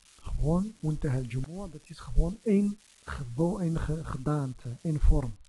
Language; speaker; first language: Dutch; non-native, fluent; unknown